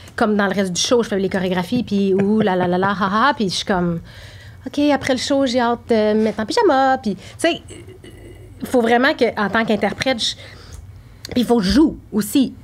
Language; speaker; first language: French; native; French